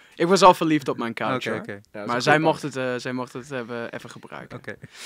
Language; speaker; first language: Dutch; non-native, fluent; English